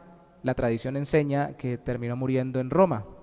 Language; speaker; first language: Spanish; native; Spanish